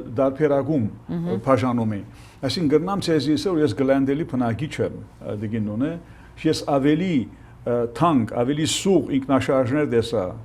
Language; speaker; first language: Armenian; early bilingual, heritage; Armenian